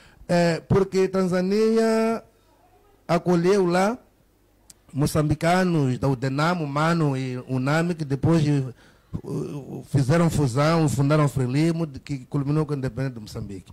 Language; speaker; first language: Portuguese; native; Portuguese